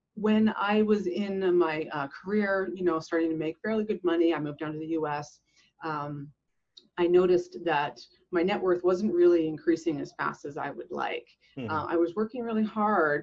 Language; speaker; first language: English; native; English